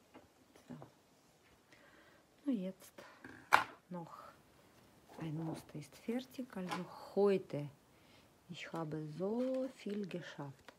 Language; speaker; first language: German; non-native, fluent; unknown